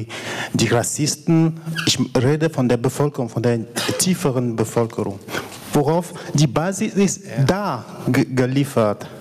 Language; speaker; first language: German; non-native, fluent; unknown